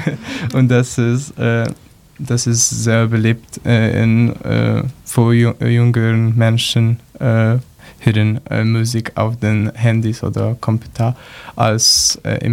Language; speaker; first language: German; non-native, learner; Polish